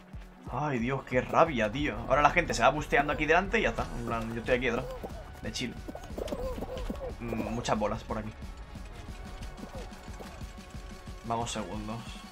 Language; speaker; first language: Spanish; native; Spanish